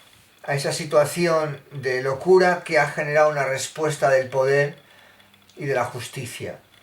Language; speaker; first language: Spanish; native; Spanish